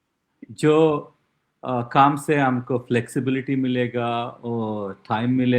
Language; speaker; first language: Hindi; non-native, local second language; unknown